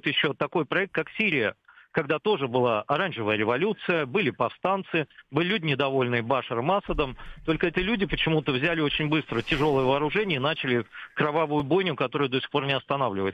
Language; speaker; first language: Russian; native; Russian